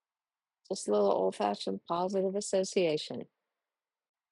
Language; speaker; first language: English; native; English